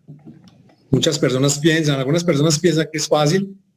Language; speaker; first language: Spanish; native; Spanish